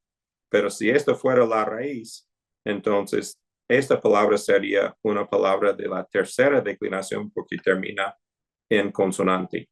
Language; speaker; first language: Spanish; non-native, fluent; English